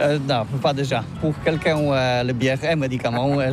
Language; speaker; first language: French; non-native, learner; Polish